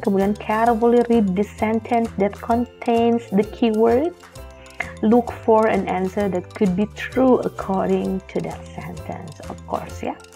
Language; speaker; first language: English; non-native, fluent; Indonesian